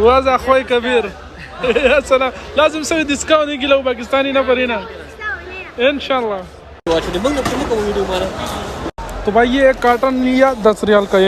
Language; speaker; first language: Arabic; non-native, learner; Urdu